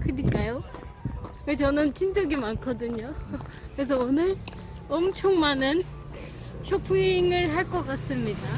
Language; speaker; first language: Korean; non-native, fluent; Turkish